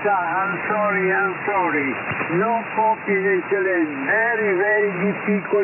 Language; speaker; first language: English; non-native, learner; Italian